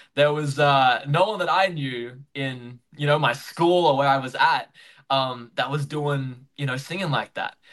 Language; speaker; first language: English; native; English